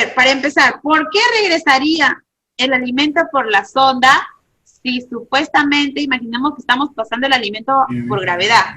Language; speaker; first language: Spanish; native; Spanish